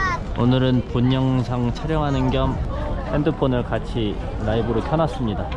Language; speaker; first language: Korean; native; Korean